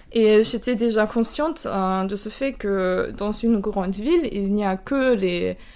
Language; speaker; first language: French; non-native, fluent; German